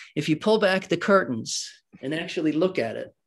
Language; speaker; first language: English; early bilingual, other home language; Swedish